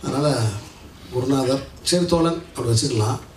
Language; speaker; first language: Tamil; native; Tamil